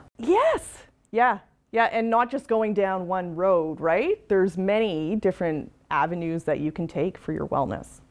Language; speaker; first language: English; native; English